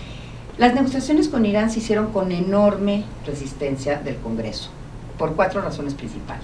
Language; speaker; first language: Spanish; native; Spanish